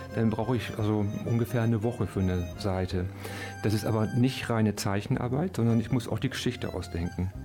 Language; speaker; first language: German; native; German